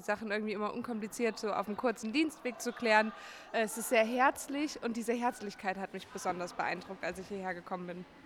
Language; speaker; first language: German; native; German